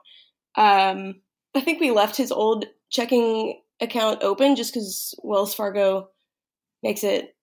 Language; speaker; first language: English; native; English